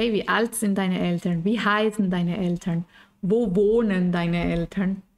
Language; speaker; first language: German; non-native, fluent; Spanish